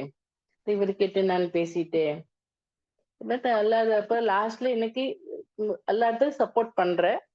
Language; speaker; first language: Tamil; non-native, learner; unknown